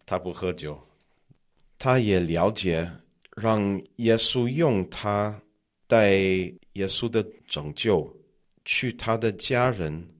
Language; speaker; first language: Chinese; non-native, learner; English